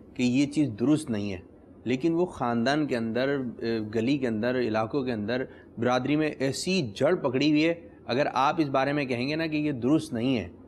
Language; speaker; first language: Urdu; native; Urdu